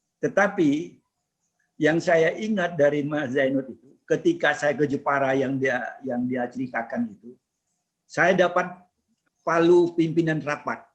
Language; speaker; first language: Indonesian; non-native, local second language; Madurese